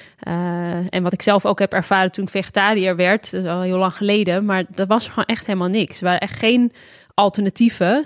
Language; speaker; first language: Dutch; native; Dutch